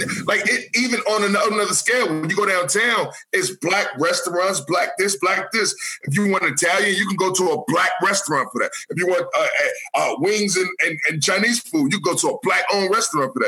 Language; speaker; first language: English; native; English